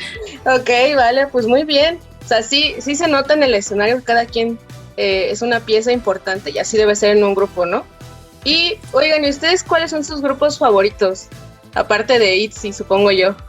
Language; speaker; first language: Spanish; native; Spanish